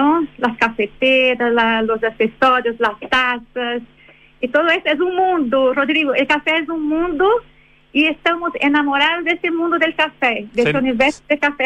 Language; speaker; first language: Spanish; non-native, fluent; Portuguese